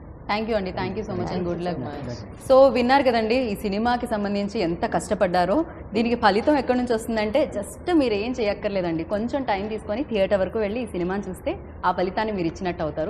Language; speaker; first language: Telugu; native; Telugu